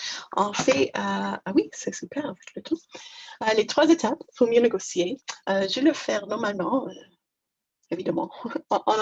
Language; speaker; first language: French; non-native, fluent; English